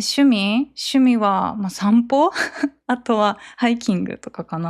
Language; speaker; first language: Japanese; native; Japanese